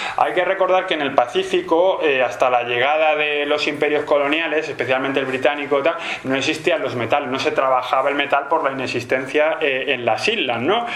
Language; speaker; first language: Spanish; native; Spanish